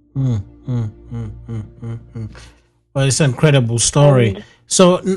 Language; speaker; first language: English; non-native, local second language; Zulu